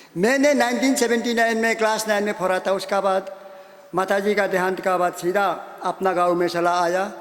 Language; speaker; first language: Hindi; non-native, local second language; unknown